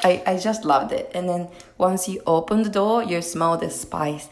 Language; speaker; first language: English; non-native, fluent; Japanese